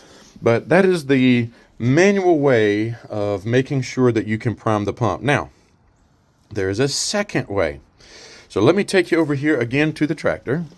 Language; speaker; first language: English; native; English